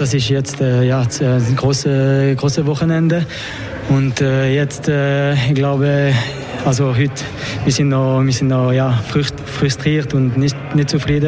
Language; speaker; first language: German; non-native, local second language; French